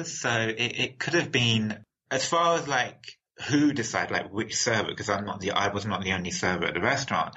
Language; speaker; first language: English; native; English